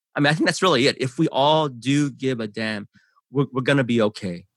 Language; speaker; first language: English; early bilingual, other home language; Korean